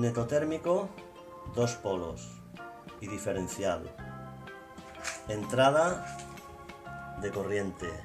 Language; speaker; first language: Spanish; native; Spanish